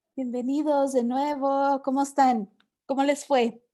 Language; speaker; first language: Spanish; early bilingual, heritage; Spanish